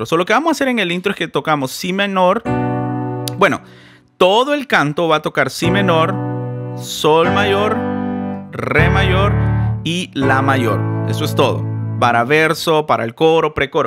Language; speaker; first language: Spanish; native; Spanish